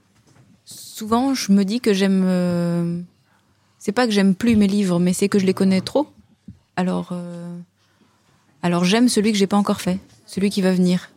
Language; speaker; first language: French; native; French